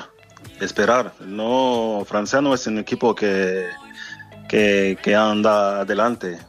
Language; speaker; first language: Spanish; non-native, fluent; French